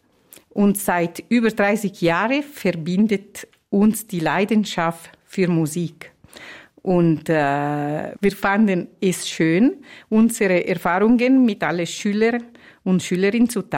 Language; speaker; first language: German; non-native, fluent; Italian